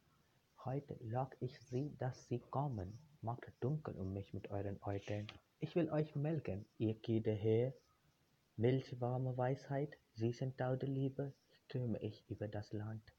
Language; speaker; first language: German; non-native, fluent; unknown